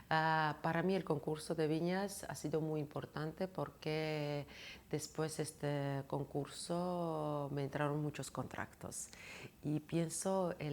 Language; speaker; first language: Spanish; non-native, fluent; Georgian